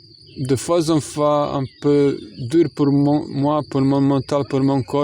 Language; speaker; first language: French; non-native, fluent; Croatian